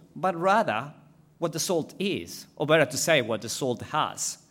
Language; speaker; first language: English; non-native, fluent; Spanish